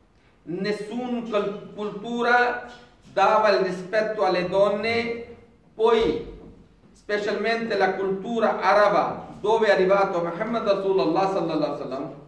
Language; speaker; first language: Italian; non-native, fluent; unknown